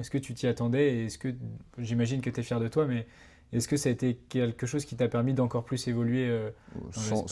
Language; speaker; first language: French; native; French